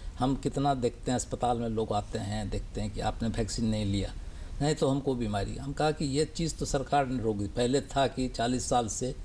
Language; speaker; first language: Hindi; native; Hindi